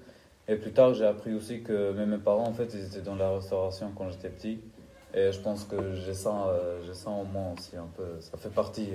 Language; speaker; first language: French; non-native, fluent; Albanian